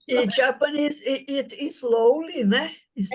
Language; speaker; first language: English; non-native, learner; Portuguese